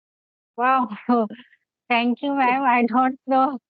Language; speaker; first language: English; non-native, learner; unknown